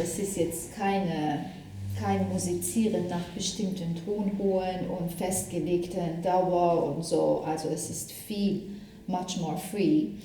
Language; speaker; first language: German; non-native, fluent; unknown